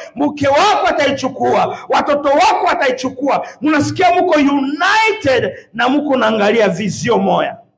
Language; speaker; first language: Swahili; native; Swahili